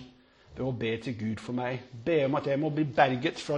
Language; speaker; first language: Norwegian; non-native, fluent; English